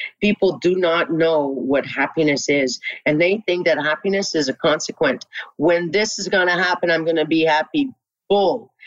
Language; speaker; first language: English; non-native, local second language; French